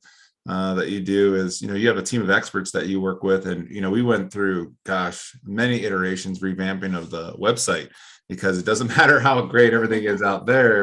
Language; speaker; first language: English; native; English